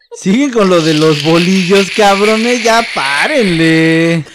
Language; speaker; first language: Spanish; native; Spanish